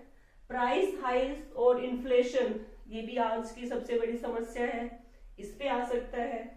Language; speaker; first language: Hindi; native; Hindi